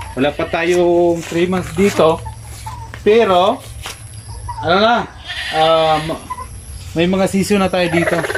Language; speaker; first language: Filipino; non-native, local second language; Cebuano